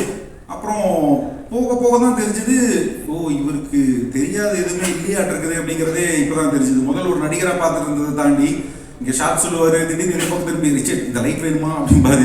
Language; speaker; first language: Tamil; native; Tamil